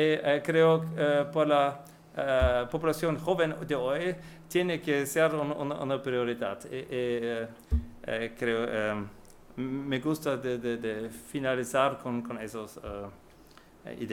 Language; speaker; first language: Spanish; non-native, fluent; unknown